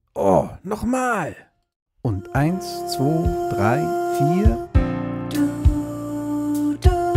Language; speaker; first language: German; native; German